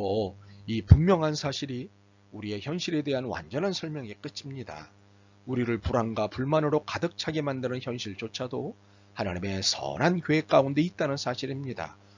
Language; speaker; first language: Korean; native; Korean